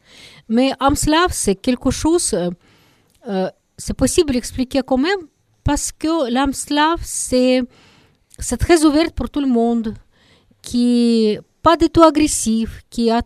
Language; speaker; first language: French; non-native, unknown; Russian